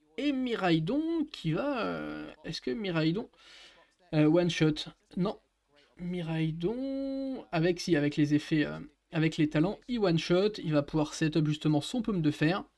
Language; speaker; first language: French; native; French